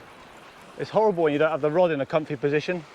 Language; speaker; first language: English; native; English